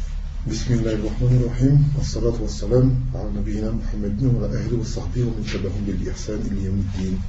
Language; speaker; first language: Arabic; non-native, fluent; French